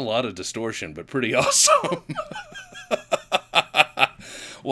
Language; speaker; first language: English; native; English